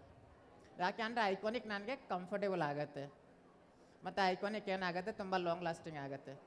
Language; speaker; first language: Kannada; non-native, learner; Bangla